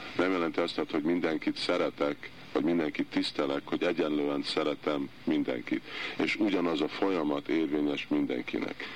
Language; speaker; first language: Hungarian; early bilingual, heritage; Hungarian